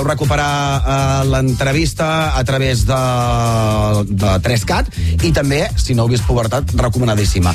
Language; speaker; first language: Catalan; native; Catalan